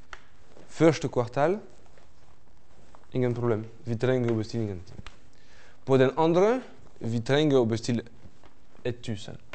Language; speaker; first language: Norwegian; non-native, fluent; French